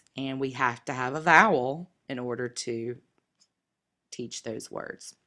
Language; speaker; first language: English; native; English